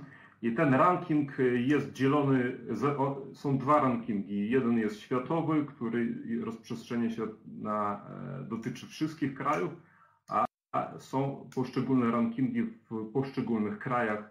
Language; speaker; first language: Polish; native; Polish